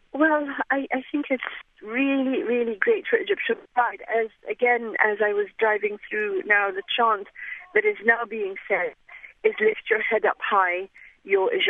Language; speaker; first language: English; non-native, fluent; Arabic